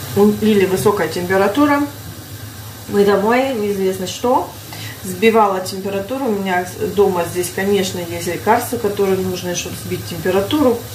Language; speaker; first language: Russian; early bilingual, heritage; Russian